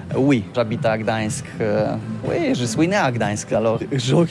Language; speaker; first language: French; non-native, learner; Polish